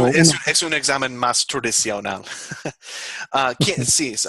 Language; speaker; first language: Spanish; non-native, fluent; English